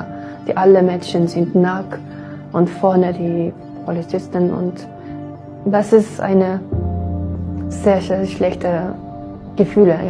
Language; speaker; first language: German; non-native, learner; Uyghur